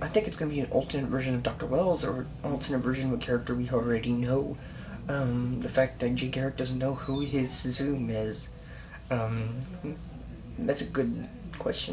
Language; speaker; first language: English; native; English